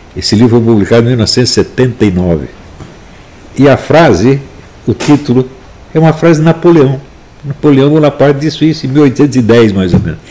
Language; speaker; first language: Portuguese; native; Portuguese